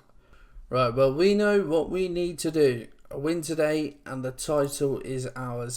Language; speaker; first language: English; native; English